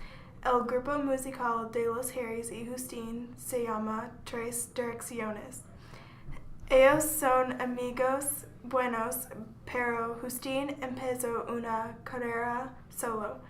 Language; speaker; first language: Spanish; non-native, learner; English